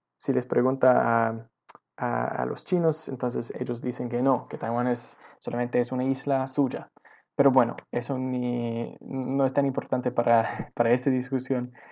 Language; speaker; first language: Spanish; non-native, learner; English